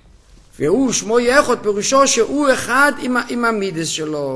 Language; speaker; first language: Hebrew; non-native, fluent; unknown